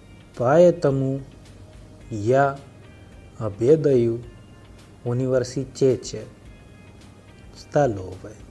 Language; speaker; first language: Russian; non-native, fluent; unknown